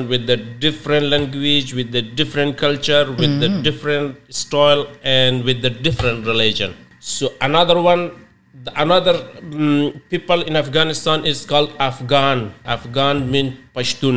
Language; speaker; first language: English; non-native, learner; Persian